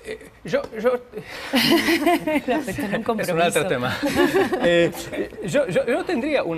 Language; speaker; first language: Catalan; non-native, learner; Polish